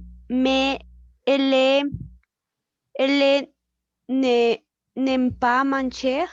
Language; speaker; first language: French; non-native, learner; Spanish